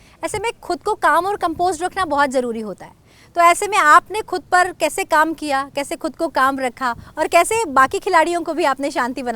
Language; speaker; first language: Hindi; native; Hindi